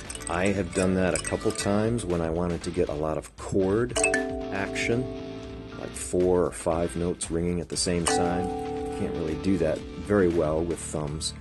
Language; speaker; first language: English; native; English